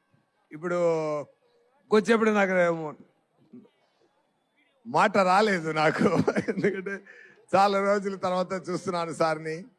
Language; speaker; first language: Telugu; non-native, fluent; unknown